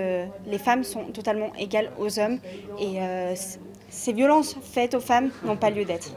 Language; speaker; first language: French; native; French